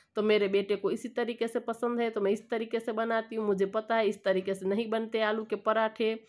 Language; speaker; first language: Hindi; non-native, local second language; Gujarati